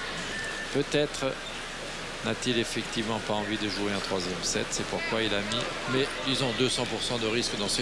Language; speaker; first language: French; native; French